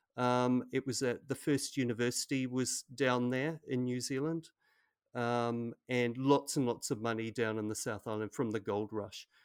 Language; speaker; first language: English; native; English